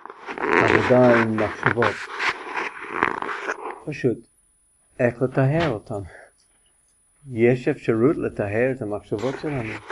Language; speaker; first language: Hebrew; non-native, fluent; English